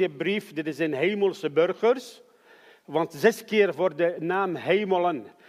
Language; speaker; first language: Dutch; non-native, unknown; Arabic